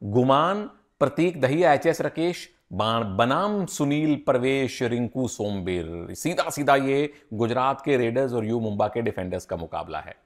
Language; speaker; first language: Hindi; native; Hindi